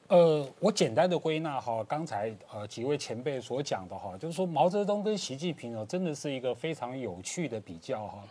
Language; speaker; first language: Chinese; native; Chinese